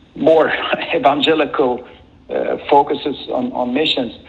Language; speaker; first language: English; non-native, fluent; Swedish